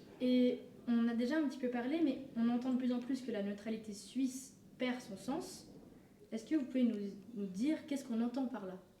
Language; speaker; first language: French; native; French